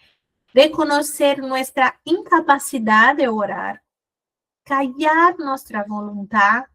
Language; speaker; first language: Spanish; non-native, fluent; Portuguese